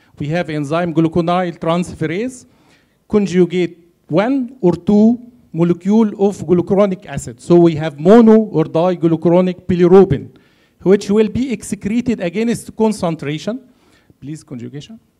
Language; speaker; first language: English; non-native, fluent; Arabic